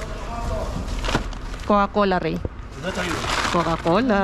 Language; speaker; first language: Spanish; non-native, learner; Filipino